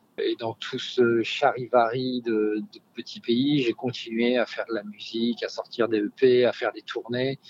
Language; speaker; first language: French; native; French